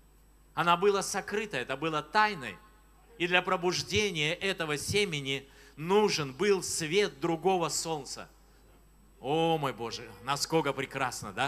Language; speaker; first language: Russian; native; Russian